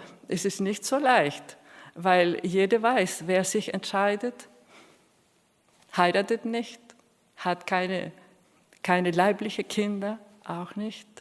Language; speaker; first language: German; non-native, fluent; Spanish